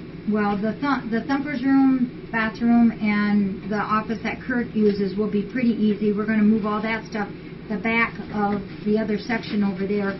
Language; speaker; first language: English; native; English